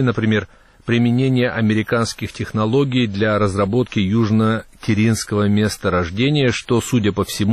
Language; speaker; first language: Russian; native; Russian